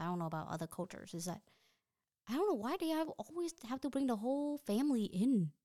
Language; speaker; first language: English; early bilingual, other home language; Vietnamese